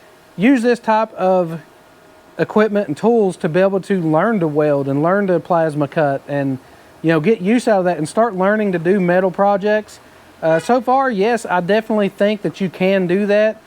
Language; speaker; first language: English; native; English